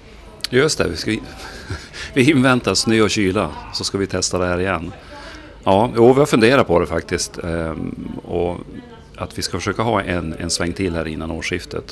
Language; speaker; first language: Swedish; native; Swedish